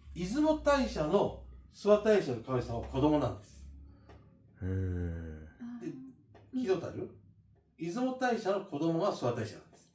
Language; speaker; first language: Japanese; native; Japanese